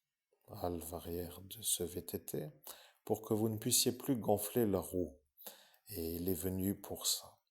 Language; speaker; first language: French; native; French